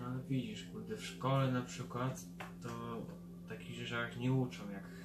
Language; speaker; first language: Polish; early bilingual, heritage; Polish